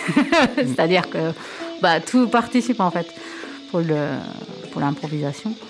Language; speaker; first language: French; non-native, fluent; Japanese